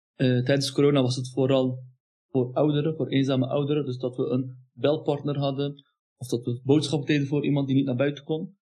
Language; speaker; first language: Dutch; early bilingual, other home language; Turkish